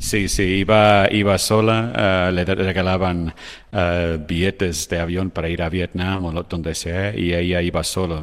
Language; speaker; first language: Spanish; non-native, fluent; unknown